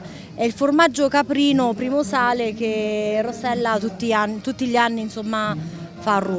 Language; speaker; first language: Italian; native; Italian